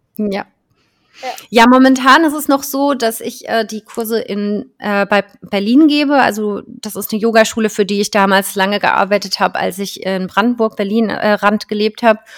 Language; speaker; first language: German; native; German